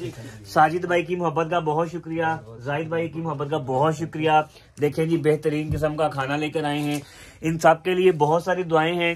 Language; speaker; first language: Urdu; non-native, local second language; Punjabi